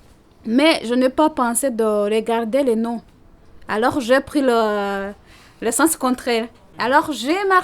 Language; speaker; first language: French; non-native, learner; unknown